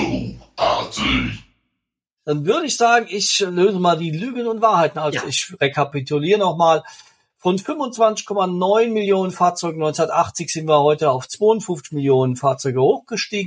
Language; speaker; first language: German; native; German